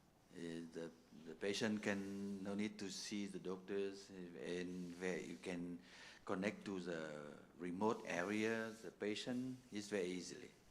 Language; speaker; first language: English; non-native, learner; Vietnamese